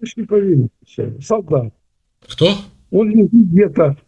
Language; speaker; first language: Russian; native; Russian